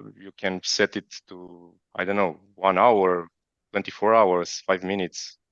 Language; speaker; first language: English; non-native, fluent; Romanian